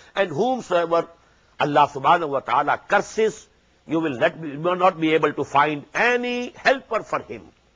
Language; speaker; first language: English; non-native, local second language; Urdu